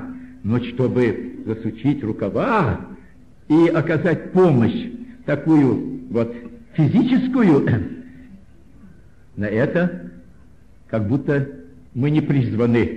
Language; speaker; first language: Russian; native; Russian